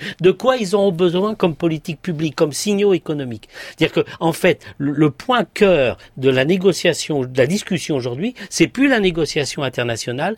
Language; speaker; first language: French; native; French